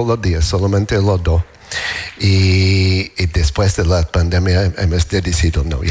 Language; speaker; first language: Spanish; non-native, learner; English